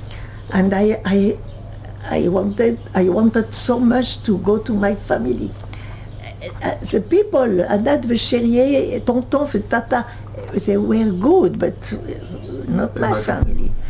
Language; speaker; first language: English; non-native, learner; French